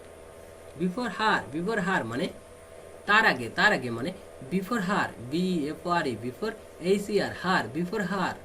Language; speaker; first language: English; non-native, fluent; Bangla